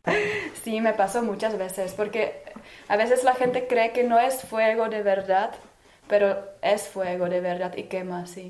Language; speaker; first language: Spanish; non-native, fluent; Czech